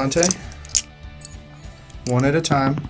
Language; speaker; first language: English; native; English